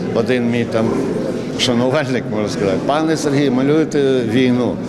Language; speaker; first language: Ukrainian; native; Ukrainian